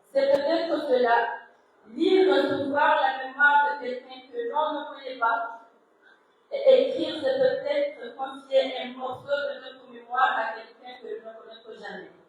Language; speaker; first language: French; non-native, local second language; Comorian